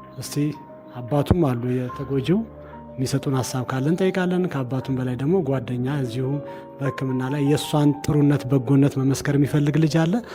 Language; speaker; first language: Amharic; native; Amharic